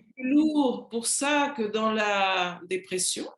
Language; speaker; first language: French; non-native, learner; Spanish